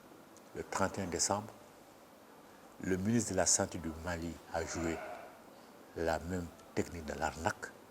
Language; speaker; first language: French; non-native, local second language; Bambara